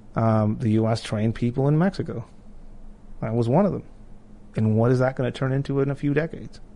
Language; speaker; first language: English; non-native, fluent; Spanish